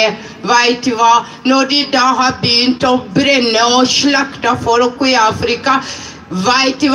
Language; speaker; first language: Norwegian; non-native, fluent; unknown